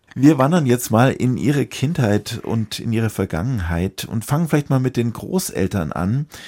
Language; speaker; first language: German; native; German